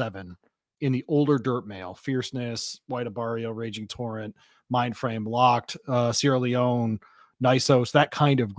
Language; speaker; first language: English; native; English